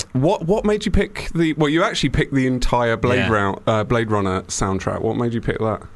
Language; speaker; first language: English; native; English